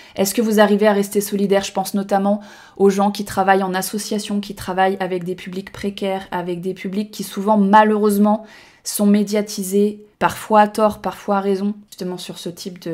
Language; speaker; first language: French; native; French